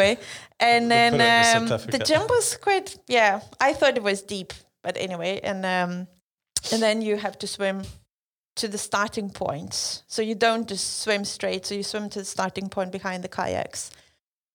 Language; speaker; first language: English; non-native, fluent; Lithuanian